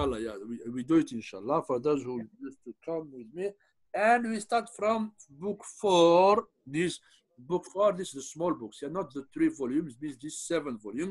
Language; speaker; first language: English; non-native, fluent; Arabic